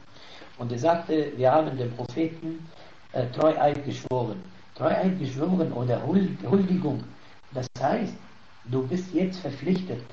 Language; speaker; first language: German; non-native, fluent; Arabic